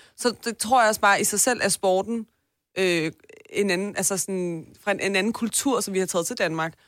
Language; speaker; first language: Danish; early bilingual, other home language; Persian